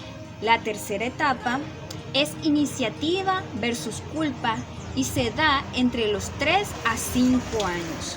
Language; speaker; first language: Spanish; native; Spanish